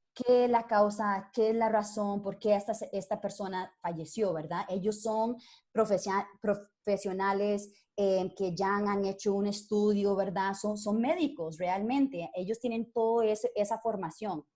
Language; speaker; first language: Spanish; early bilingual, other home language; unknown